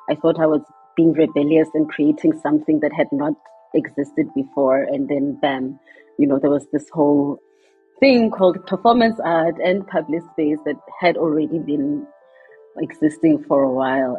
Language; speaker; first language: English; non-native, local second language; Tswana